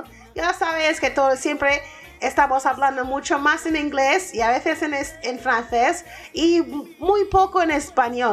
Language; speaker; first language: Spanish; non-native, learner; English